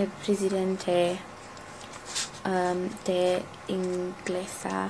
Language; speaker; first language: Spanish; non-native, learner; English